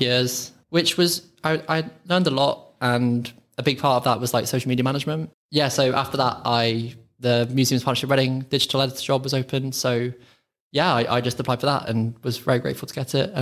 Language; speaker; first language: English; native; English